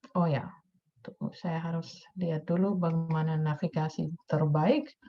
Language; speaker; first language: Indonesian; non-native, fluent; Dutch